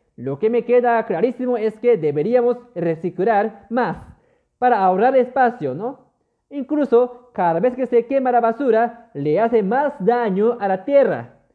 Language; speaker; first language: Spanish; non-native, fluent; Japanese